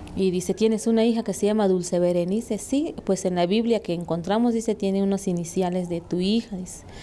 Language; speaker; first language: Spanish; native; Spanish